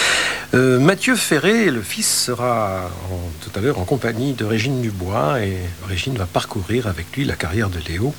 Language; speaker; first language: French; native; French